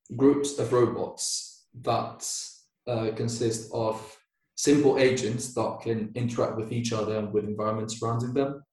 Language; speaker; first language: English; non-native, fluent; Spanish